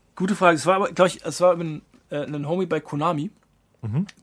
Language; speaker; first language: German; native; German